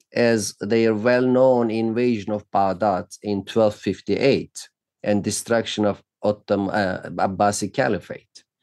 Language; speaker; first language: English; non-native, fluent; Turkish